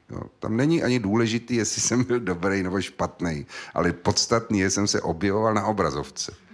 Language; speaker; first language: Czech; native; Czech